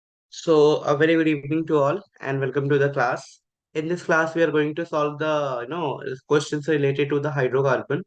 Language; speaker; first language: English; non-native, local second language; Hindi